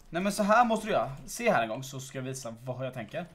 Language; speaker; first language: Swedish; native; Swedish